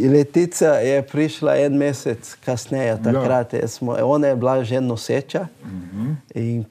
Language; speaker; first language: Slovenian; non-native, learner; Portuguese